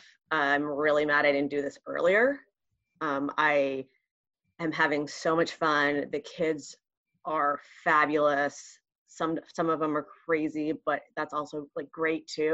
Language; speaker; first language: English; early bilingual, other home language; Spanish